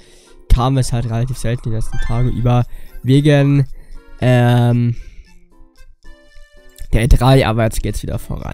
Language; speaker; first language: German; native; German